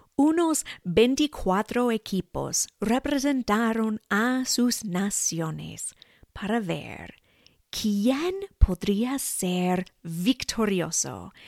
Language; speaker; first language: Spanish; non-native, fluent; English